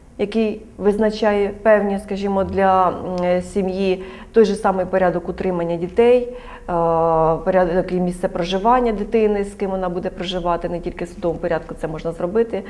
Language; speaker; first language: Ukrainian; native; Ukrainian